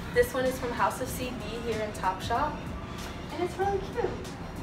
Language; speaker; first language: English; native; English